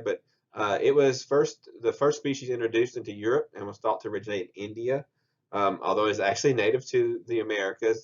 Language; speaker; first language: English; native; English